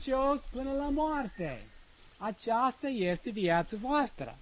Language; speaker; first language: Romanian; non-native, learner; English